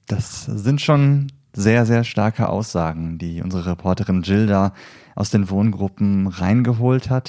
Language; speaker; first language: German; native; German